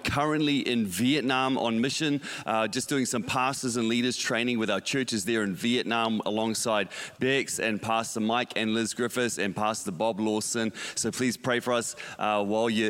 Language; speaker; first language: English; native; English